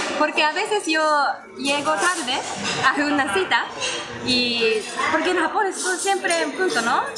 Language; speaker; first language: Spanish; non-native, learner; Japanese